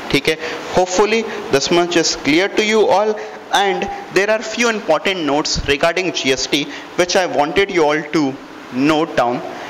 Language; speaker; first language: English; non-native, local second language; Hindi